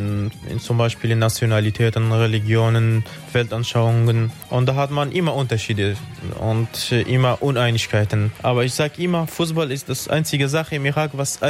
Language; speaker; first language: German; non-native, fluent; Arabic